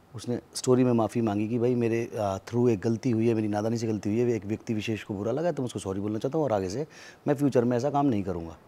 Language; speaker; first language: Hindi; native; Hindi